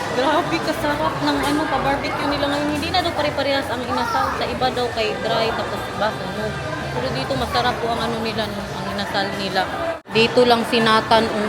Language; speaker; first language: Filipino; non-native, local second language; Cebuano